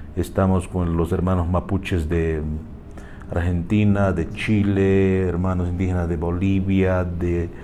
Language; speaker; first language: Spanish; native; Spanish